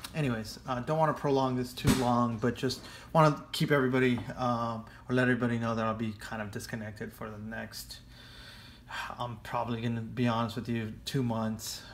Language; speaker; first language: English; native; English